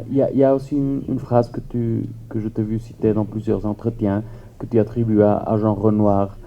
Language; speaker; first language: French; non-native, fluent; Spanish